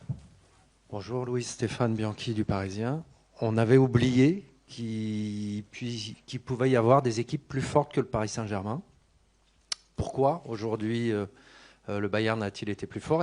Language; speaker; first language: French; native; French